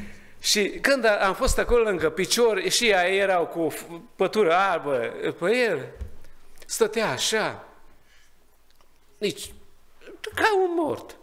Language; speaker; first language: Romanian; non-native, learner; Hungarian